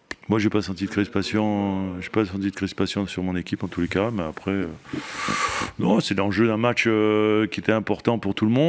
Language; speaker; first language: French; native; French